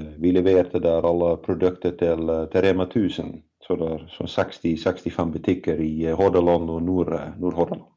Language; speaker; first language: Norwegian; non-native, fluent; Dutch